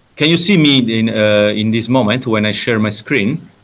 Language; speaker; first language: English; non-native, fluent; Italian